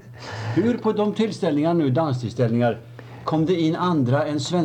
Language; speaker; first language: Swedish; native; Swedish